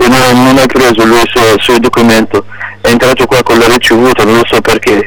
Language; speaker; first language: Italian; non-native, local second language; Arabic